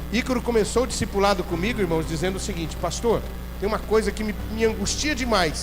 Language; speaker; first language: Portuguese; native; Portuguese